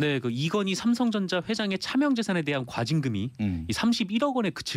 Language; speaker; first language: Korean; native; Korean